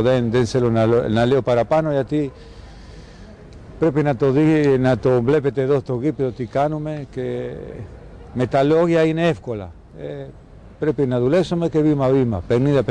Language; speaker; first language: Greek; non-native, learner; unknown